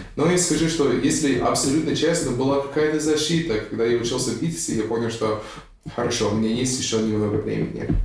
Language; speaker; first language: Russian; non-native, fluent; English